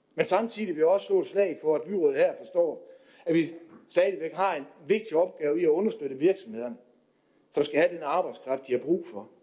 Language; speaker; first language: Danish; native; Danish